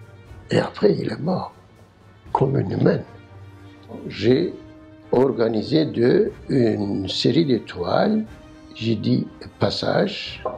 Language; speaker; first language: French; non-native, learner; Turkish